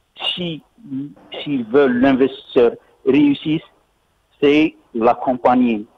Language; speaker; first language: French; non-native, local second language; Arabic